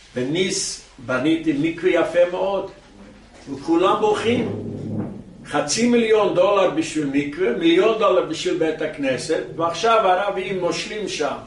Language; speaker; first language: Hebrew; non-native, fluent; English